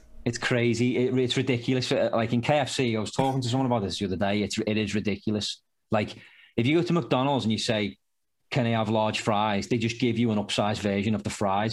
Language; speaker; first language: English; native; English